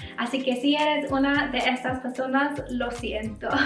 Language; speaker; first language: Spanish; non-native, learner; English